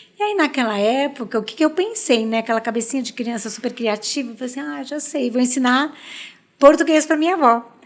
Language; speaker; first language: Portuguese; early bilingual, other home language; Spanish